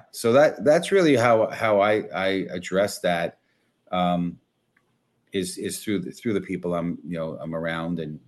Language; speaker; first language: English; native; English